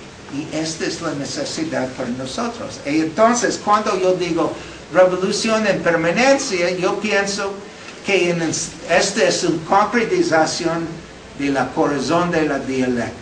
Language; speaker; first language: Spanish; non-native, fluent; English